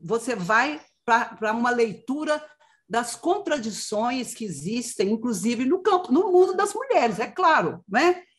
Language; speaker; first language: Portuguese; native; Portuguese